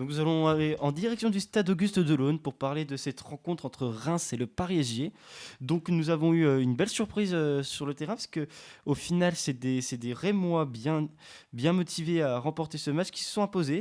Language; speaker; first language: French; native; French